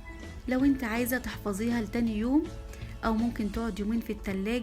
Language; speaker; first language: Arabic; native; Arabic